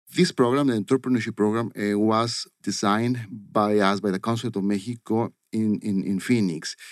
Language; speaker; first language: English; non-native, fluent; Spanish